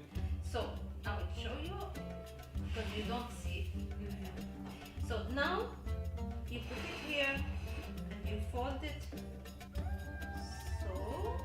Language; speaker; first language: English; non-native, learner; Arabic